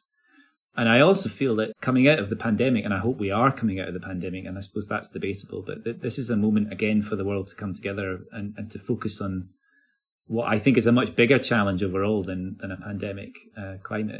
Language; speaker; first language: English; native; English